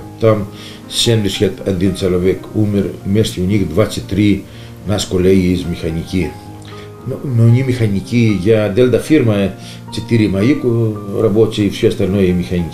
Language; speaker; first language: Russian; non-native, learner; Greek